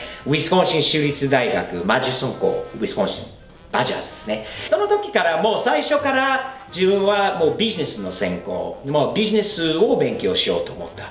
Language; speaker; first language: Japanese; non-native, fluent; English